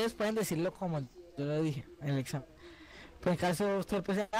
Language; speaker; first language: Spanish; native; Spanish